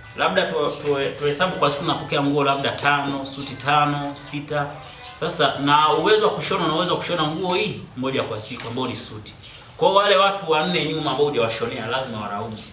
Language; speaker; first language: Swahili; native; Swahili